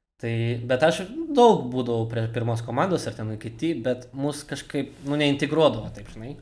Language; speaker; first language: Lithuanian; non-native, local second language; Russian